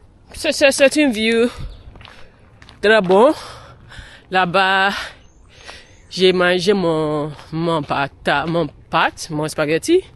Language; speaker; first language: French; non-native, learner; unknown